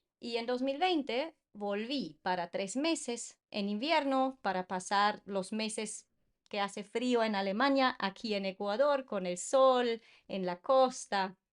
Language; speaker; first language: Spanish; non-native, fluent; German